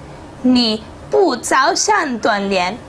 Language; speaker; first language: Chinese; non-native, fluent; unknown